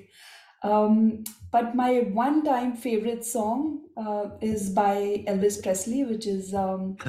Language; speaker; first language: English; non-native, local second language; Marathi